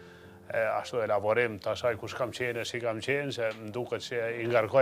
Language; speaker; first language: Albanian; native; Albanian